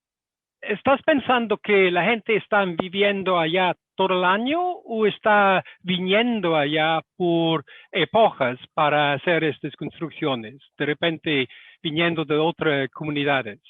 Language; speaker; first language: Spanish; non-native, fluent; English